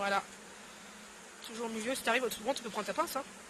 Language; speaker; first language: French; native; French